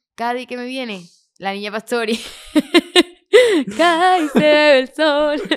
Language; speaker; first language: Spanish; native; Spanish